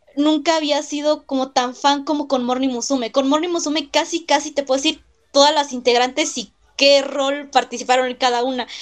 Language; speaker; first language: Spanish; native; Spanish